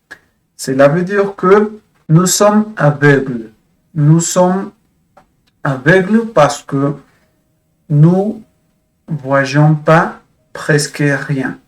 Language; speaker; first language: French; non-native, fluent; Spanish